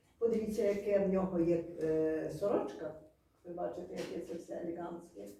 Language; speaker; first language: Ukrainian; native; Ukrainian